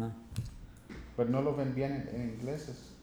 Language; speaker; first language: Spanish; non-native, learner; English